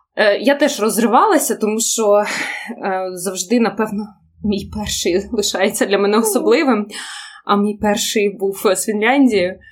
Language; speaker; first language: Ukrainian; non-native, local second language; Russian